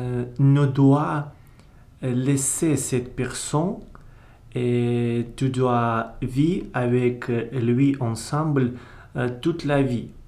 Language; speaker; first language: French; non-native, learner; Russian